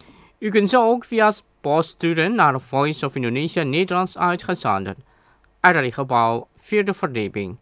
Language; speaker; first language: Dutch; non-native, learner; Indonesian